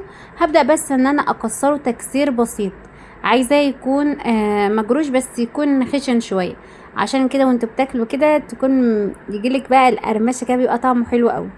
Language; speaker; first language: Arabic; native; Arabic